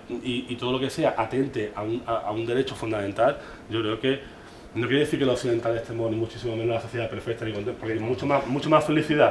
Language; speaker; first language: Spanish; native; Spanish